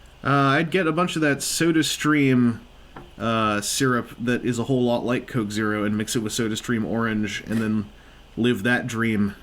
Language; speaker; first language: English; native; English